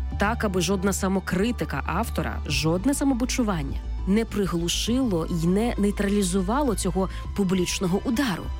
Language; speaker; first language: Ukrainian; native; Ukrainian